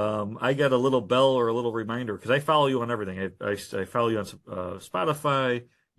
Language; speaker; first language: English; native; English